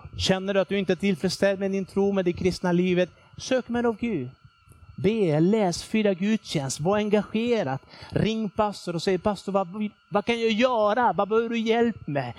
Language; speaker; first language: Swedish; non-native, fluent; Spanish